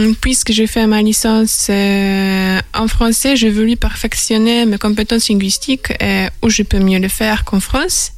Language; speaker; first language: French; non-native, fluent; Polish